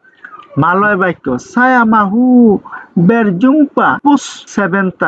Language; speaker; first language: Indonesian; non-native, fluent; Bangla